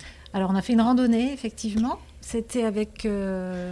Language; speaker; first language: French; native; French